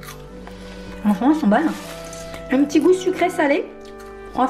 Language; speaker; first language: French; native; French